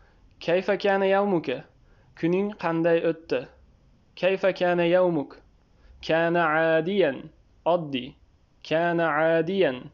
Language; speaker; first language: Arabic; non-native, fluent; Uzbek